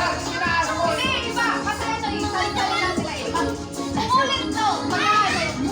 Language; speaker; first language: Filipino; non-native, local second language; Cebuano